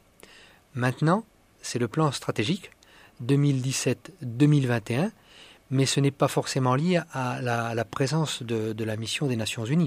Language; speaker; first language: French; native; French